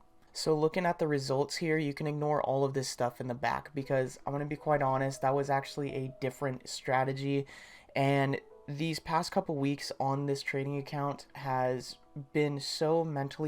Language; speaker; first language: English; native; English